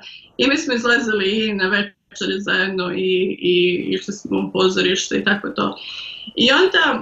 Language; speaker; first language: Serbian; early bilingual, heritage; Serbian